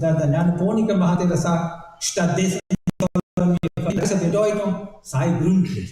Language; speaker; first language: German; non-native, learner; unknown